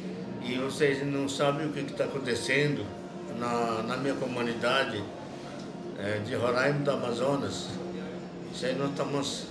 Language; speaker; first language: Portuguese; non-native, local second language; Yanomámi